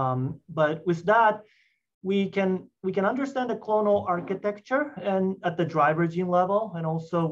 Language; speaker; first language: English; non-native, fluent; Japanese